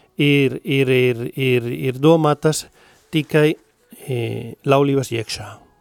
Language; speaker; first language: Latvian; non-native, learner; Spanish